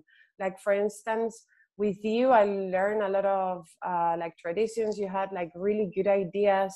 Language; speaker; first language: English; non-native, fluent; Spanish